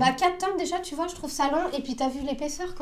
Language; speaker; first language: French; native; French